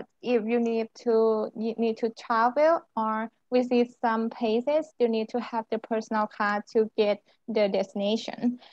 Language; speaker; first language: English; non-native, learner; Thai